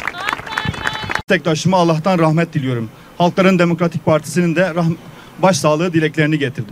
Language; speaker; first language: Turkish; native; Turkish